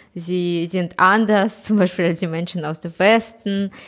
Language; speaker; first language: German; non-native, fluent; Russian